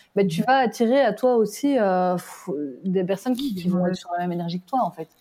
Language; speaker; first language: French; native; French